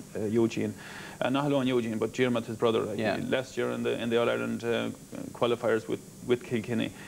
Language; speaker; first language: English; native; English